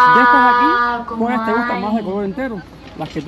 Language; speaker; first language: Spanish; native; Spanish